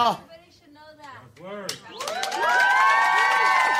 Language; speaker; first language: English; native; English